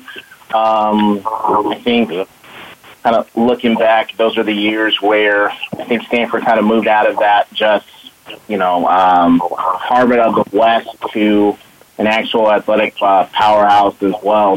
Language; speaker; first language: English; native; English